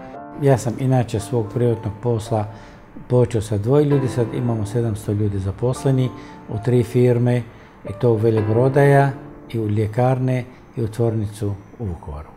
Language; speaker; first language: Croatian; non-native, fluent; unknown